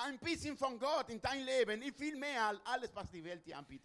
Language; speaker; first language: German; non-native, learner; Spanish